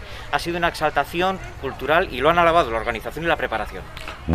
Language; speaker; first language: Spanish; native; Spanish